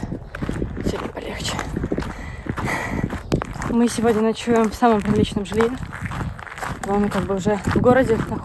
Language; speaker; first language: Russian; native; Russian